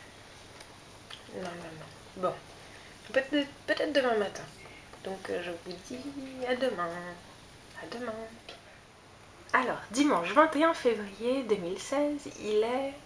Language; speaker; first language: French; native; French